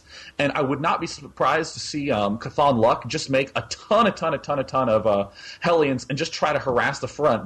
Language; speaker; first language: English; native; English